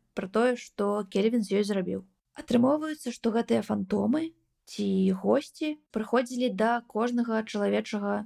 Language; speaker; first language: Belarusian; non-native, local second language; Russian